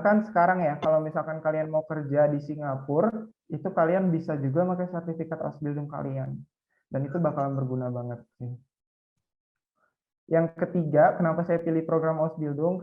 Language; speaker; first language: Indonesian; native; Indonesian